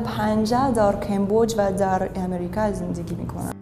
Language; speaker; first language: Persian; non-native, learner; French